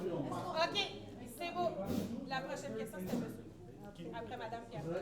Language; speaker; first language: French; native; French